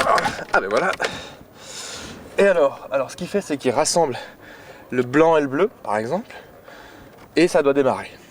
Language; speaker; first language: French; native; French